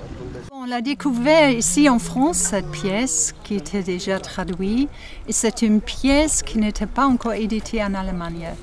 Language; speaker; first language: French; non-native, fluent; German